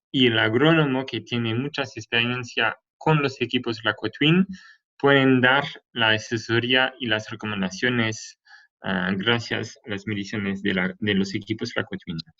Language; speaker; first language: Spanish; non-native, fluent; French